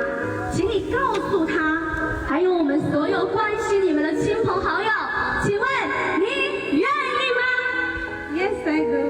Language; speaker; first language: Chinese; native; Chinese